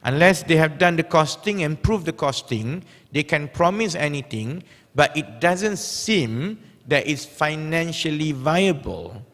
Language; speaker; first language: English; non-native, local second language; Malay